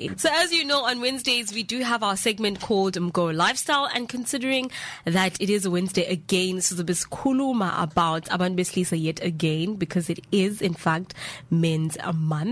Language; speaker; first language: English; non-native, local second language; Zulu